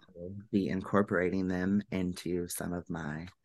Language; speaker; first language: English; native; English